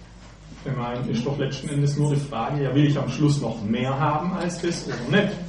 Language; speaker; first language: German; native; German